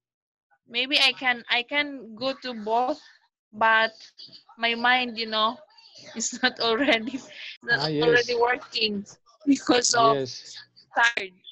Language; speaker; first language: English; non-native, local second language; Filipino